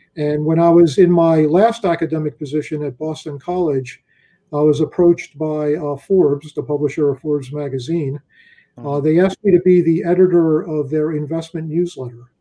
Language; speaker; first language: English; native; English